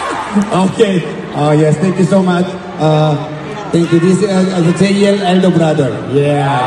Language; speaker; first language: English; non-native, learner; Korean